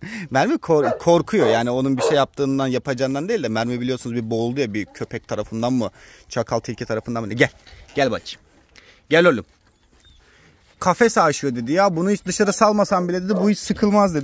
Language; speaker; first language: Turkish; native; Turkish